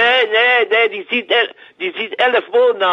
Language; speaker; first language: German; non-native, learner; French